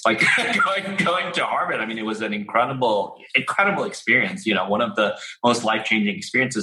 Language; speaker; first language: English; non-native, local second language; Cantonese